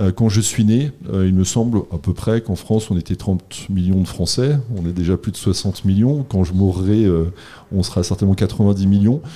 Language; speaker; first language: French; native; French